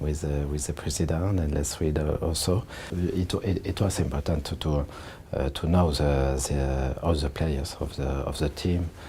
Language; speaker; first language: English; non-native, learner; French